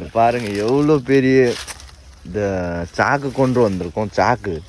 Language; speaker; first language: Tamil; non-native, learner; Nepali